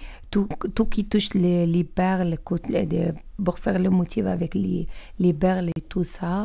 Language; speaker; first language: French; non-native, learner; Arabic